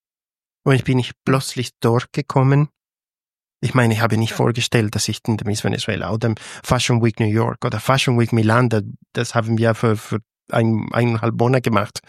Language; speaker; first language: German; non-native, fluent; Spanish